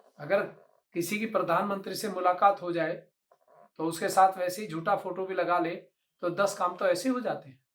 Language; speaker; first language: Hindi; native; Hindi